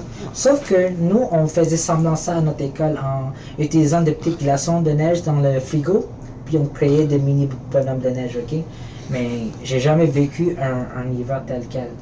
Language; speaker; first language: French; early bilingual, other home language; Filipino